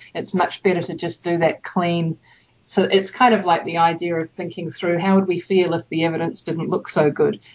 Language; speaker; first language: English; native; English